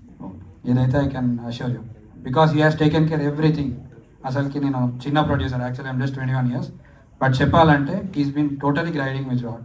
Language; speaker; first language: Telugu; native; Telugu